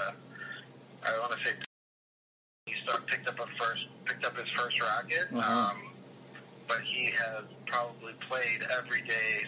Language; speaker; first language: English; early bilingual, other home language; Russian